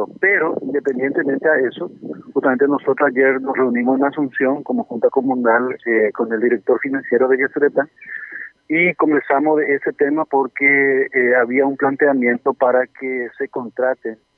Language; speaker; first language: Spanish; native; Spanish